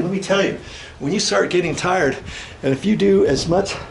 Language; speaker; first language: English; native; English